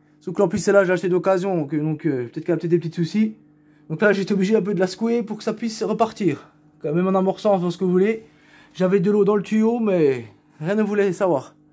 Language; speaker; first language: French; native; French